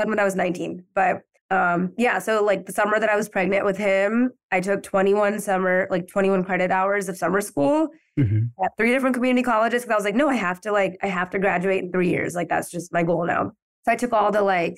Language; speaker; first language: English; native; English